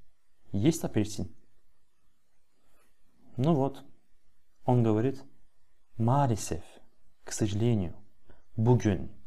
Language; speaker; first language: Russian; non-native, fluent; Turkish